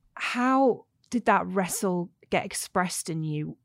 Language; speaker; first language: English; native; English